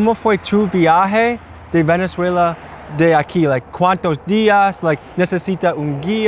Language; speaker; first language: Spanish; non-native, learner; English